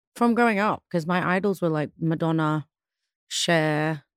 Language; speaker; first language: English; native; English